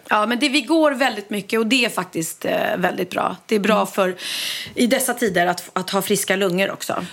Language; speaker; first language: Swedish; native; Swedish